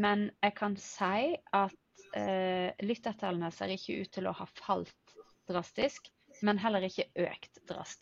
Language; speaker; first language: Norwegian; native; Norwegian